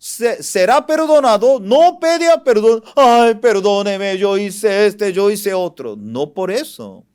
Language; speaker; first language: Spanish; non-native, fluent; Korean